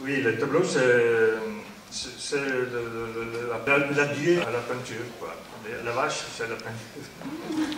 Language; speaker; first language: French; non-native, fluent; Italian